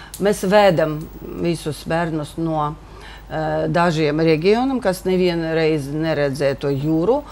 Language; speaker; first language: Latvian; non-native, local second language; Russian